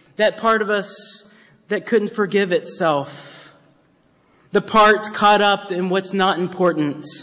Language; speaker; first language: English; native; English